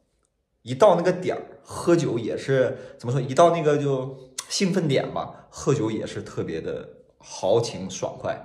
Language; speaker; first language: Chinese; native; Chinese